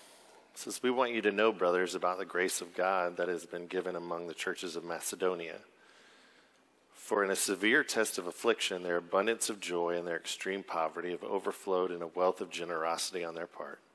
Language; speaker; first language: English; native; English